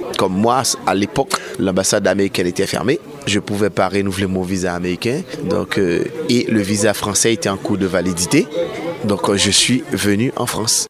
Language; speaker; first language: French; non-native, local second language; Haitian Creole